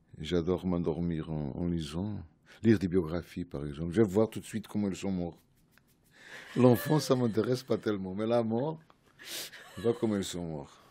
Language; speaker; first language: French; non-native, fluent; Portuguese